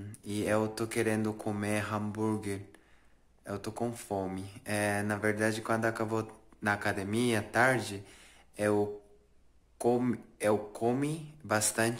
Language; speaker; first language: Portuguese; non-native, learner; Japanese